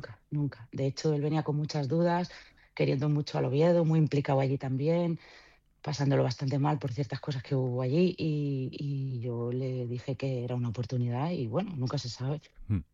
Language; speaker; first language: Spanish; native; Spanish